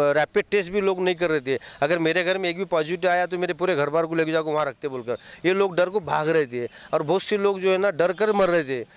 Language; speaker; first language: Hindi; non-native, local second language; Urdu